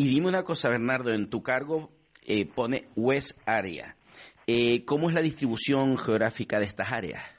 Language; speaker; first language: Spanish; native; Spanish